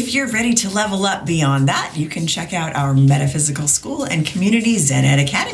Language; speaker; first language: English; native; English